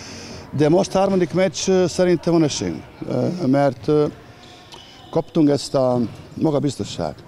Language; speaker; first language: Hungarian; non-native, fluent; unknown